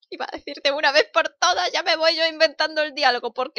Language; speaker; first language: Spanish; native; Spanish